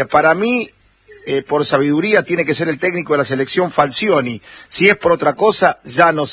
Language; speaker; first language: Spanish; native; Spanish